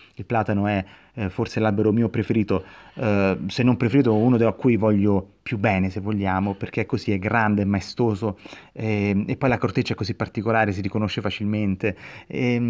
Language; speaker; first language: Italian; native; Italian